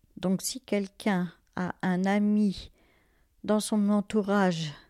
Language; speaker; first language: French; native; French